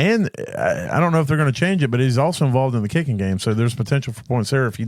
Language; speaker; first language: English; native; English